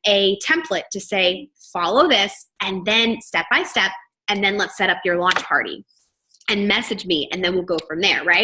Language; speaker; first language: English; native; English